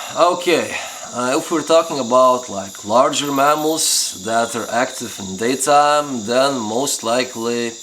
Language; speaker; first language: English; non-native, fluent; Lithuanian